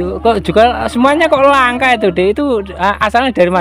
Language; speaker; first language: Indonesian; non-native, local second language; Javanese